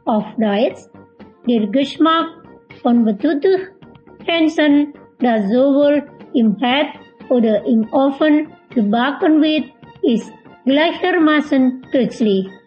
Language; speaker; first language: German; non-native, fluent; Indonesian